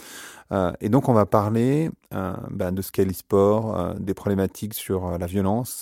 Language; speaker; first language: French; native; French